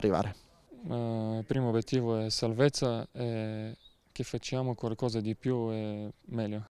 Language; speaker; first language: Italian; non-native, learner; Bulgarian